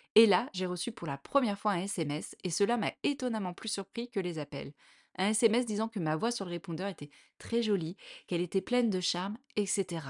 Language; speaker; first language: French; native; French